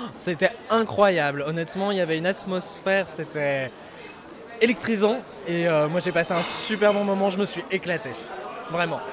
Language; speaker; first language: French; native; French